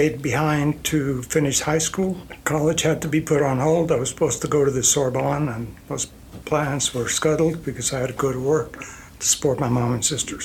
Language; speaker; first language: English; non-native, fluent; Icelandic